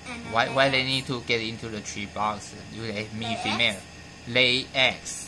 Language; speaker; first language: English; non-native, fluent; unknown